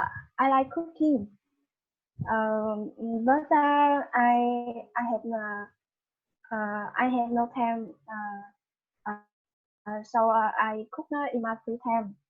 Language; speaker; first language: English; non-native, learner; Vietnamese